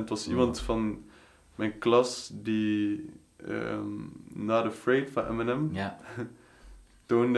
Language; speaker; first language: Dutch; native; Dutch